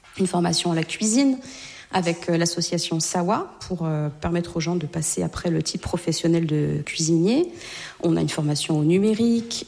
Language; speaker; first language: French; native; French